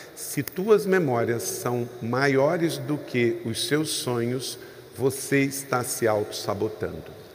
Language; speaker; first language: Portuguese; native; Portuguese